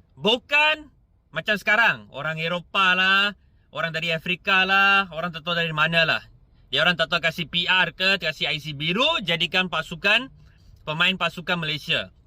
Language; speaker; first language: Malay; non-native, local second language; Punjabi